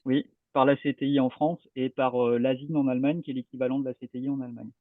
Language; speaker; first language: French; native; French